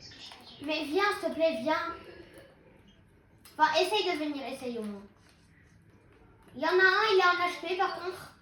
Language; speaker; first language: French; native; French